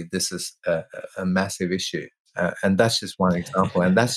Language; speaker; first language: English; non-native, local second language; Tamil